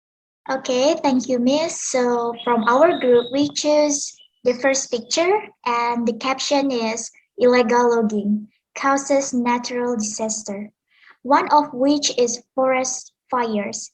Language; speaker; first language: English; non-native, learner; Indonesian